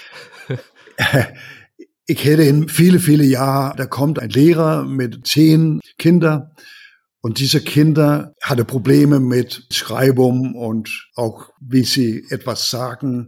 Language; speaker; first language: German; non-native, learner; Danish